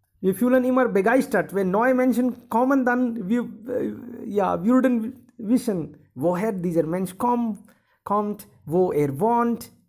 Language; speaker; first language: German; non-native, fluent; Hindi